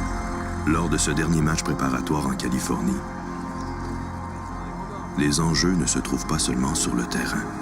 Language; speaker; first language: French; native; French